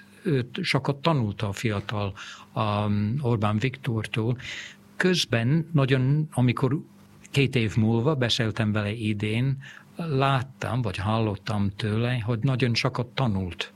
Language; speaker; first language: Hungarian; non-native, fluent; English